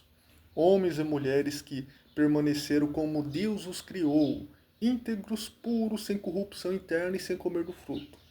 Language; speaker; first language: Portuguese; native; Portuguese